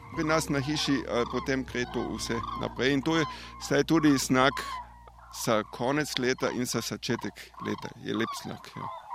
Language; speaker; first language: Slovenian; non-native, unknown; German